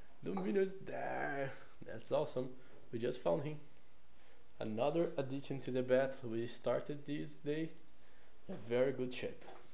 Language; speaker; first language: English; non-native, fluent; Portuguese